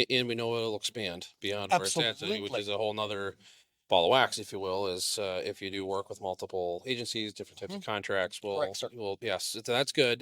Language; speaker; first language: English; native; English